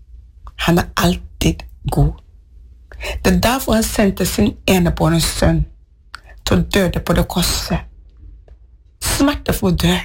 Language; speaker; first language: Norwegian; non-native, fluent; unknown